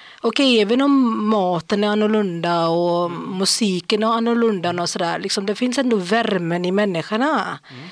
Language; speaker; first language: Swedish; non-native, fluent; English